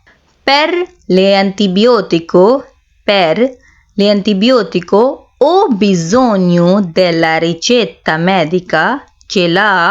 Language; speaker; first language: Italian; non-native, fluent; Urdu